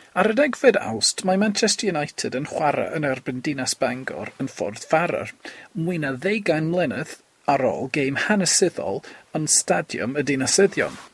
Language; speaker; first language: Welsh; non-native, local second language; English